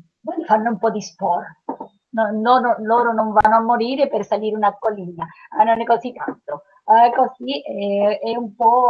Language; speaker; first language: Italian; non-native, learner; Spanish